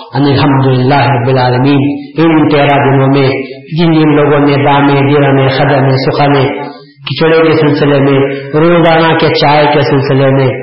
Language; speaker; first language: Urdu; native; Urdu